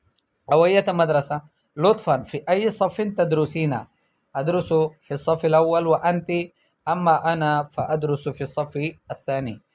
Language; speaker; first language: Arabic; non-native, fluent; Urdu